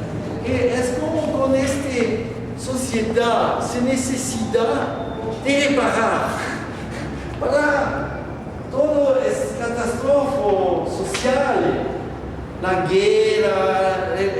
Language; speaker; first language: Portuguese; non-native, learner; French